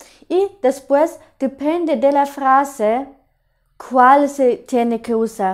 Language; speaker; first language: Spanish; non-native, fluent; German